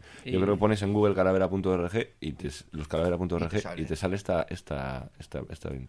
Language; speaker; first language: Spanish; native; Spanish